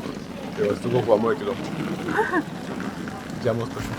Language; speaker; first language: Japanese; non-native, learner; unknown